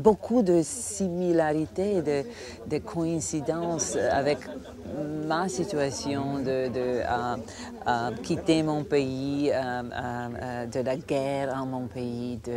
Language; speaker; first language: French; non-native, fluent; Croatian